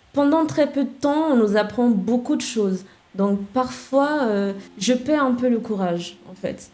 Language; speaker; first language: French; non-native, fluent; English